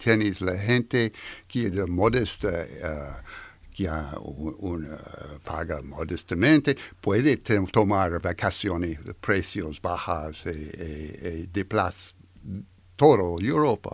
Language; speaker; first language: Spanish; non-native, learner; French